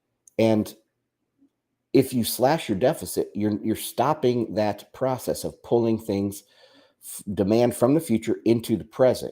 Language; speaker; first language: English; native; English